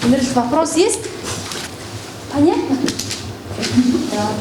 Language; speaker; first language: Russian; non-native, fluent; Mongolian